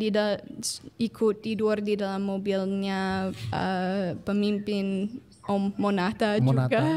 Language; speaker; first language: Indonesian; non-native, fluent; English